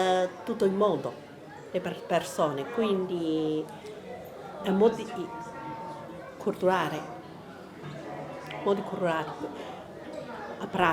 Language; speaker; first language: Italian; non-native, learner; Chinese